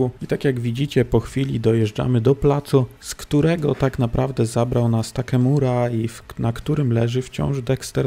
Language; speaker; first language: Polish; native; Polish